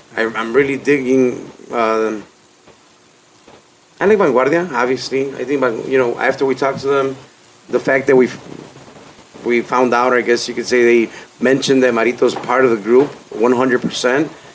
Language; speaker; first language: English; early bilingual, other home language; Spanish